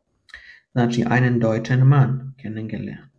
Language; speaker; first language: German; non-native, fluent; Croatian